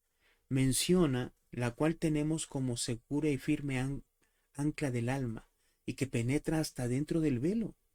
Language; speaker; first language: Spanish; native; Spanish